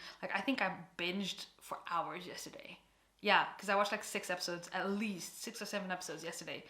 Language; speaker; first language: English; non-native, fluent; Portuguese